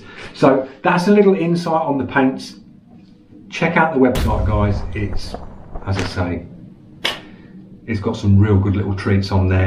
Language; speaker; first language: English; native; English